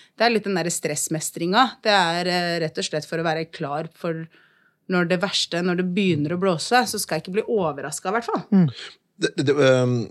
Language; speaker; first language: Norwegian; early bilingual, other home language; Arabic